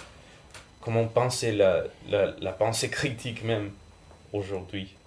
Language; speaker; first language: French; non-native, fluent; Spanish